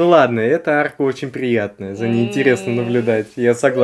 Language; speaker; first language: Russian; native; Russian